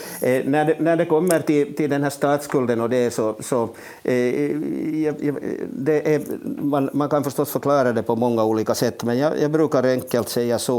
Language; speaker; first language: Swedish; native; Swedish